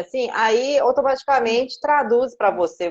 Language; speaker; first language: Portuguese; non-native, fluent; Japanese